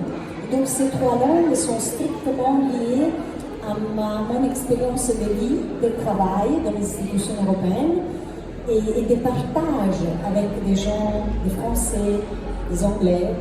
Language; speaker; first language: French; non-native, fluent; Italian